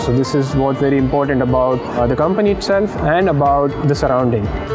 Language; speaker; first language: English; non-native, local second language; Hindi